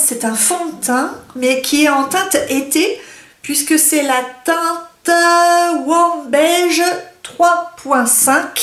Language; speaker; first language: French; native; French